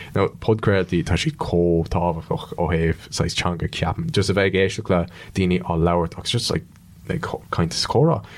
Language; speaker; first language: Irish; non-native, local second language; English